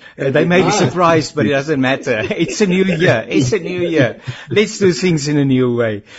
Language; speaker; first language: English; non-native, local second language; Afrikaans